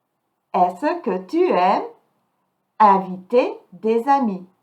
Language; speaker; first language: French; non-native, fluent; English